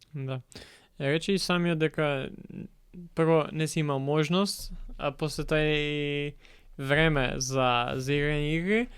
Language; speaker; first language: Macedonian; native; Macedonian